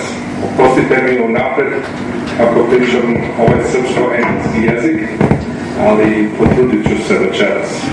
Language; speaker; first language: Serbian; early bilingual, heritage; Serbian